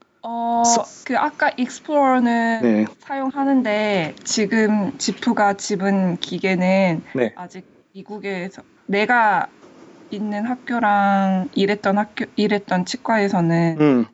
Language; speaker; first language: Korean; early bilingual, heritage; Korean